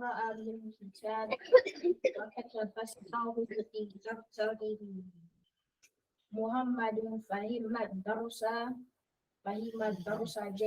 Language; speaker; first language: Arabic; non-native, learner; English